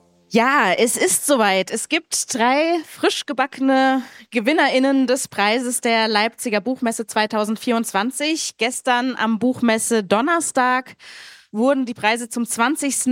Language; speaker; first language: German; native; German